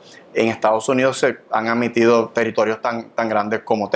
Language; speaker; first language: Spanish; native; Spanish